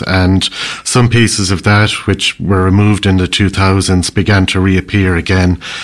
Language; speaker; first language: English; native; English